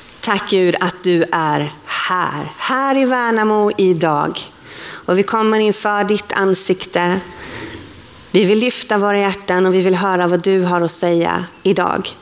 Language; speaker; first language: Swedish; native; Swedish